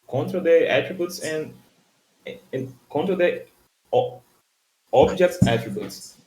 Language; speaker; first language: English; non-native, learner; Portuguese